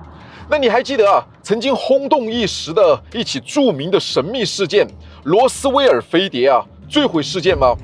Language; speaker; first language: Chinese; native; Chinese